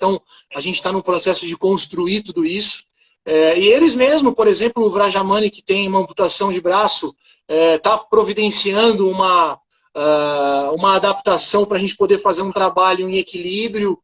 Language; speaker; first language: Portuguese; native; Portuguese